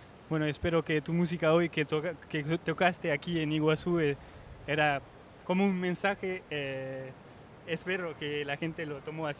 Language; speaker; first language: Spanish; non-native, fluent; French